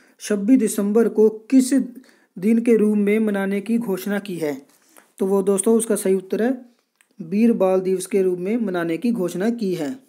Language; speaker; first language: Hindi; non-native, local second language; Punjabi